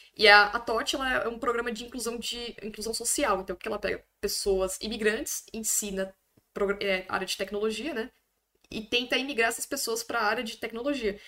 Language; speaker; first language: Portuguese; native; Portuguese